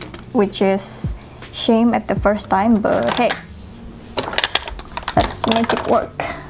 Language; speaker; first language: English; non-native, fluent; Indonesian